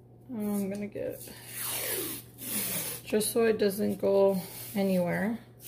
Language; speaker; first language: English; early bilingual, other home language; Spanish